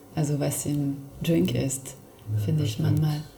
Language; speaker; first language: German; non-native, fluent; French